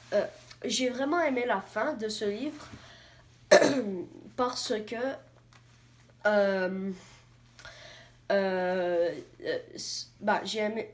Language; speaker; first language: French; non-native, learner; English